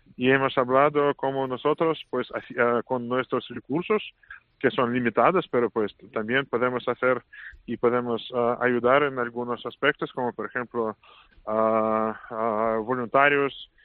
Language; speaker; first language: Spanish; non-native, fluent; Russian